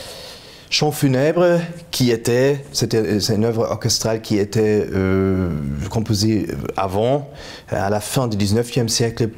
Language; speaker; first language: French; non-native, fluent; German